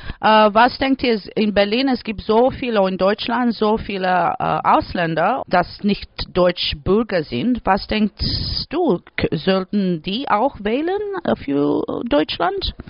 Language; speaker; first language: German; non-native, learner; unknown